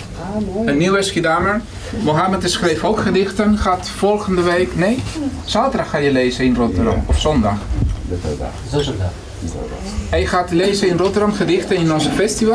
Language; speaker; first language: Dutch; non-native, fluent; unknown